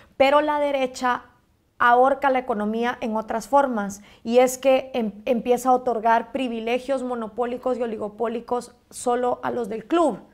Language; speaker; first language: Spanish; native; Spanish